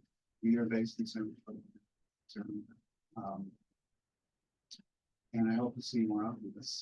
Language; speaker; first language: English; native; English